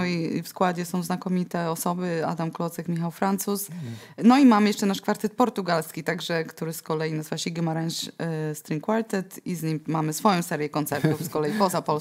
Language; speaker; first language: Polish; native; Polish